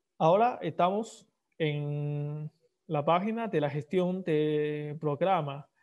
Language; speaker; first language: Spanish; non-native, fluent; Chinese